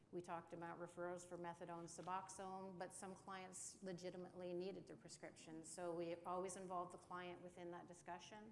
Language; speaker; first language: English; native; English